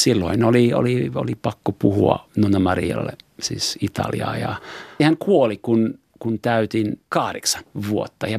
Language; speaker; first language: Finnish; non-native, fluent; French